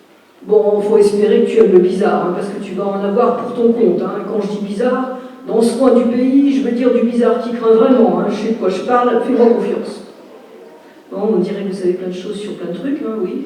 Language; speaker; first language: French; native; French